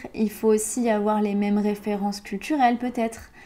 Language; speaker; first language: French; native; French